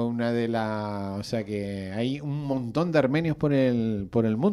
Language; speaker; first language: Spanish; native; Spanish